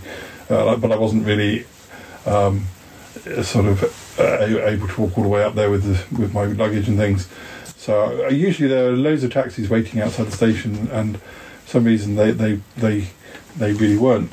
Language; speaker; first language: English; native; English